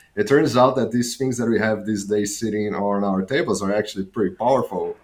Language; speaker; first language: English; non-native, fluent; Portuguese